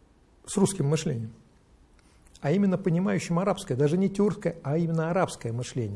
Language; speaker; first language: Russian; native; Russian